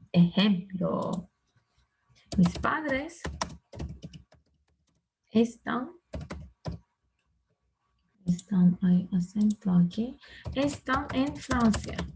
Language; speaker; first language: Spanish; non-native, fluent; Turkish